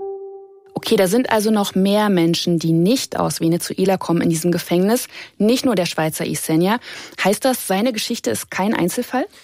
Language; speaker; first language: German; native; German